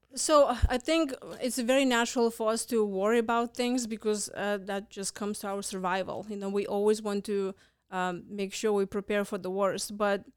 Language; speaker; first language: English; non-native, fluent; Lithuanian